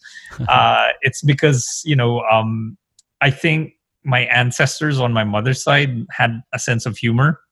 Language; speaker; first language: English; non-native, local second language; Filipino